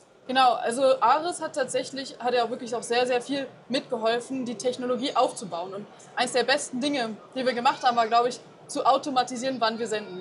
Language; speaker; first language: German; native; German